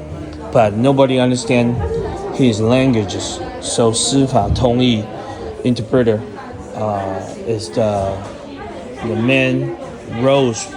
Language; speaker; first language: English; non-native, fluent; Chinese